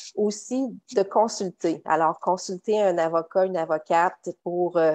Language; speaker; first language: French; native; French